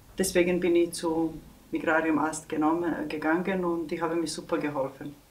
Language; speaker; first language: German; non-native, fluent; Bosnian